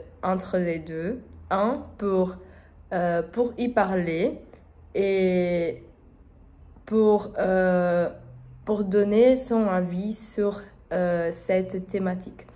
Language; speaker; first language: French; non-native, learner; Portuguese